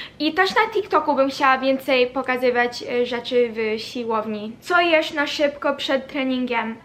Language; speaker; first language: Polish; early bilingual, heritage; Polish